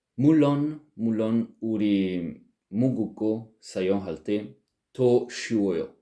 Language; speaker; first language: Korean; non-native, learner; French